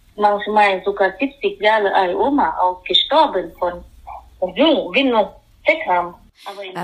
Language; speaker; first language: German; non-native, learner; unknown